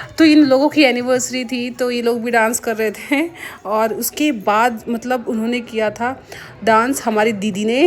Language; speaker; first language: Hindi; native; Hindi